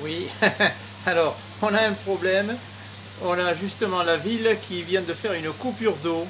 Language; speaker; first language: French; native; French